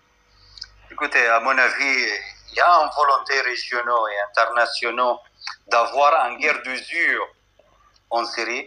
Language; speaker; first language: French; non-native, fluent; Arabic